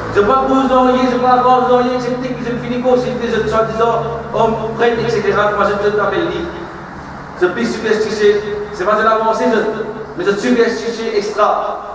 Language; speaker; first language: French; non-native, local second language; Morisyen